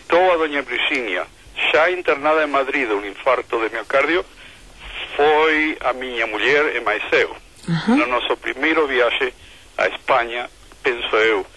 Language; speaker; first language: Galician; non-native, fluent; Spanish